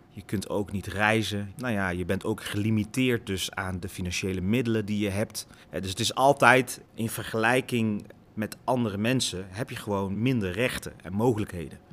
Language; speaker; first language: Dutch; early bilingual, other home language; Lingala